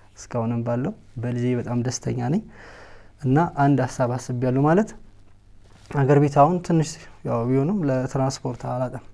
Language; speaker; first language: Amharic; native; Amharic